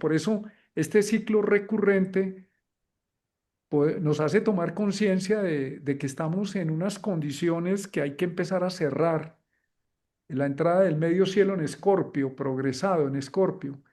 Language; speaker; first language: Spanish; native; Spanish